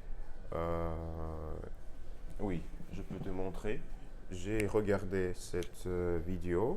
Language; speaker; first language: French; non-native, learner; Russian